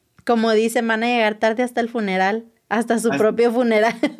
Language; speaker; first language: Spanish; early bilingual, other home language; English